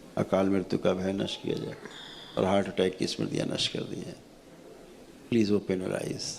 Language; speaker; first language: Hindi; native; Hindi